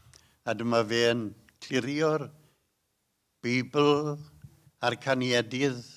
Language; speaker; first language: Welsh; native; Welsh